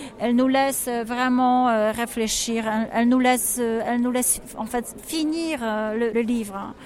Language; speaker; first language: French; non-native, fluent; Polish